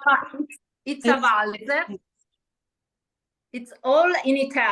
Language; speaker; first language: English; non-native, learner; Italian